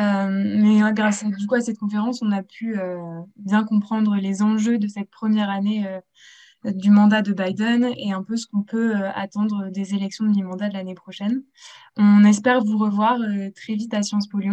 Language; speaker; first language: French; native; French